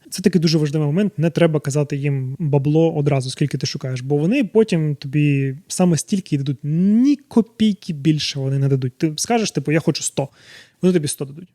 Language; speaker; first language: Ukrainian; non-native, local second language; Russian